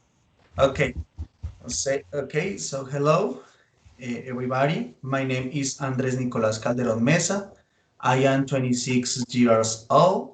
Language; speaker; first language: English; non-native, learner; Spanish